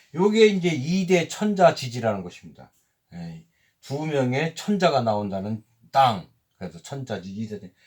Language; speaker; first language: Korean; native; Korean